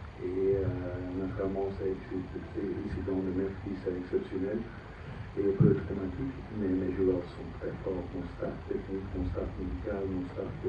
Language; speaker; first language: French; non-native, fluent; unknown